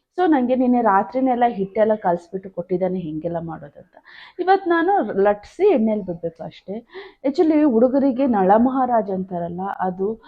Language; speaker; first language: Kannada; native; Kannada